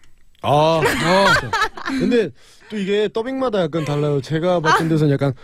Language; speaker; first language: Korean; native; Korean